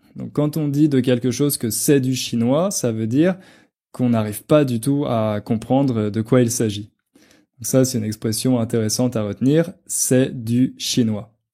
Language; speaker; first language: French; native; French